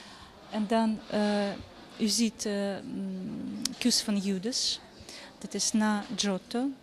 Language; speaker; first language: Dutch; non-native, fluent; Russian